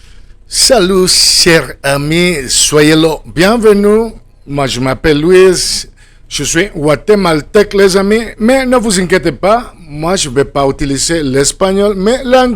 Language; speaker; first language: French; non-native, fluent; Spanish